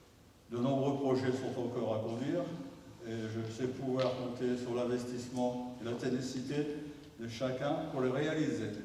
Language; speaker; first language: French; native; French